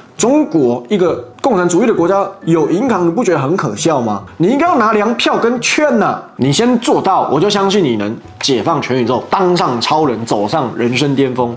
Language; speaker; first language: Chinese; native; Chinese